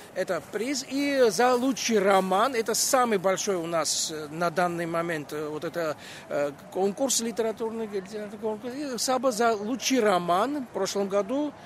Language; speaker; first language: Russian; non-native, local second language; Georgian